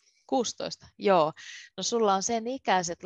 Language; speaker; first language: Finnish; native; Finnish